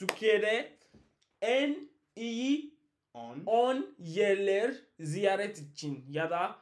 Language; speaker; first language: Turkish; non-native, learner; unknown